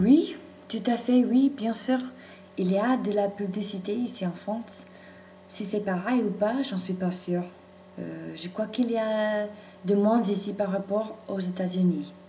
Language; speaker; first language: French; non-native, fluent; English